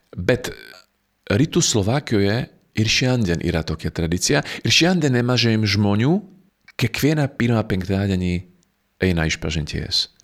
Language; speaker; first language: Lithuanian; non-native, fluent; Slovak